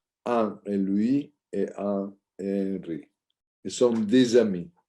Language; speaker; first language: French; non-native, learner; Italian